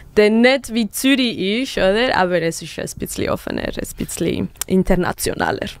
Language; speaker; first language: German; non-native, fluent; Spanish